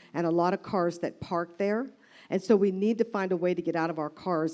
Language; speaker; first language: English; native; English